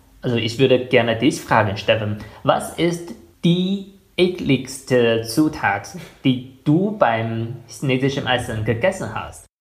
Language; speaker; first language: German; non-native, fluent; Chinese